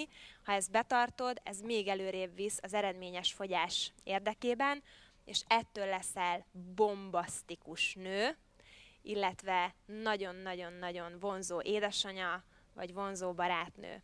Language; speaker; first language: Hungarian; native; Hungarian